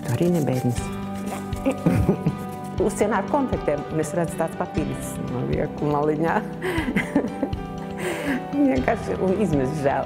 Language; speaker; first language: Latvian; native; Latvian